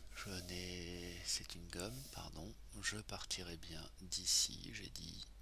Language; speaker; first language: French; native; French